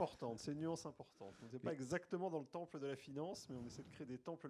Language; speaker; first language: French; native; French